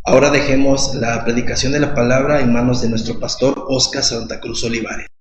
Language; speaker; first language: Spanish; native; Spanish